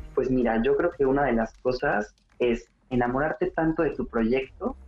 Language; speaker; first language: Spanish; native; Spanish